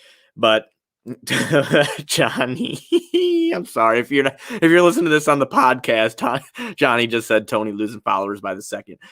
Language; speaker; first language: English; native; English